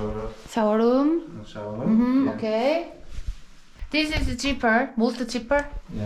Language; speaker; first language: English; non-native, learner; Korean